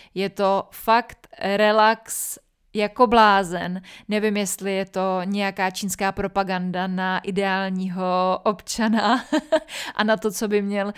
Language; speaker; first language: Czech; native; Czech